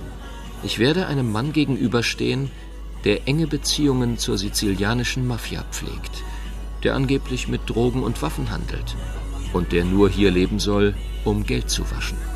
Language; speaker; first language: German; native; German